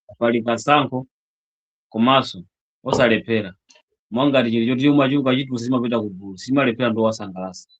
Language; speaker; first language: Nyanja; non-native, local second language; Yao